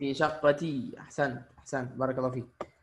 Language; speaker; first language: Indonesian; non-native, fluent; Arabic